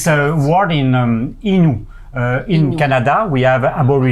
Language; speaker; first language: English; non-native, fluent; French